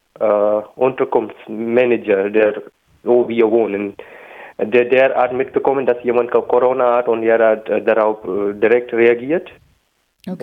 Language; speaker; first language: German; non-native, learner; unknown